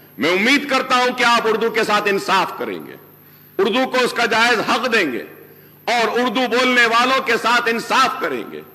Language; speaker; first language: Urdu; native; Urdu